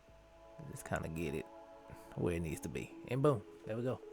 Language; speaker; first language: English; native; English